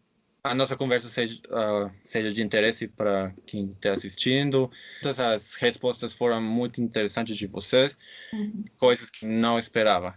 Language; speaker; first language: Portuguese; non-native, fluent; English